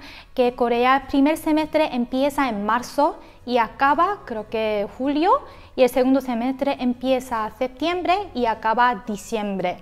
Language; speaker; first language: Spanish; non-native, fluent; Korean